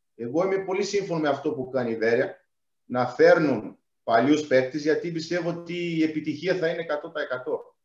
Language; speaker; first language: Greek; non-native, fluent; Portuguese